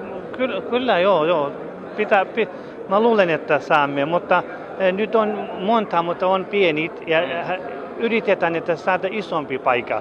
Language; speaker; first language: Finnish; non-native, learner; Kurdish